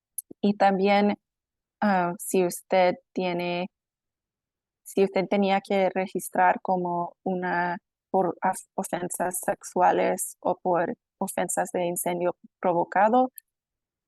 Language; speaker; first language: Spanish; non-native, fluent; English